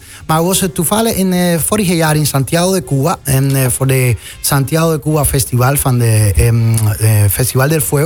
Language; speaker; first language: Dutch; non-native, fluent; Spanish